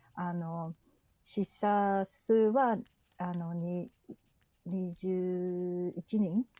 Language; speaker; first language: Japanese; early bilingual, other home language; English